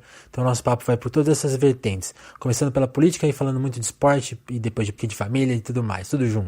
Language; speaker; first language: Portuguese; native; Portuguese